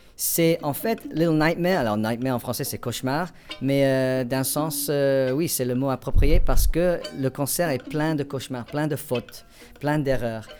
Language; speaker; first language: French; non-native, fluent; English